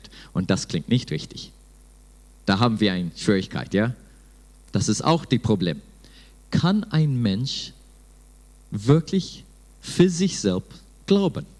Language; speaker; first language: German; non-native, fluent; English